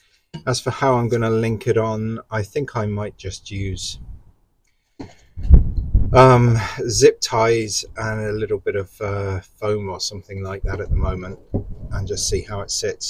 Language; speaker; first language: English; native; English